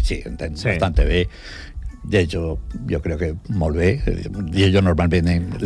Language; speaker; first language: Catalan; non-native, learner; Portuguese